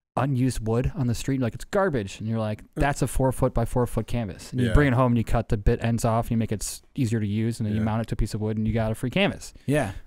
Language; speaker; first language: English; native; English